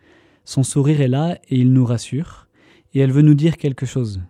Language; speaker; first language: French; native; French